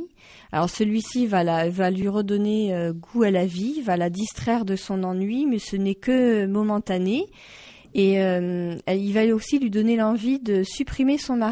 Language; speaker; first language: French; native; French